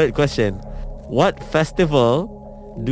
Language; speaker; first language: English; non-native, local second language; Malay